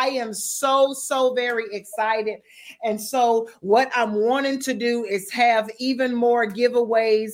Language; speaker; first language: English; native; English